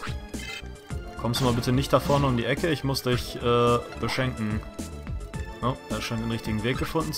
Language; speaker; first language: German; native; German